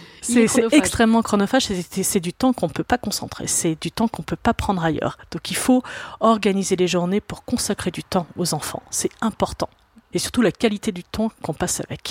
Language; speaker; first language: French; native; French